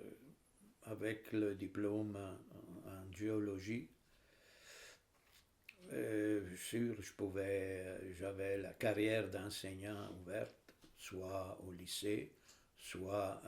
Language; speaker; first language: French; non-native, fluent; Italian